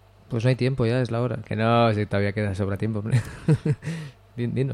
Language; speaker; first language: Spanish; native; Spanish